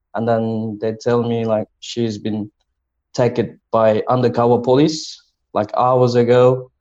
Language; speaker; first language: English; non-native, learner; Chinese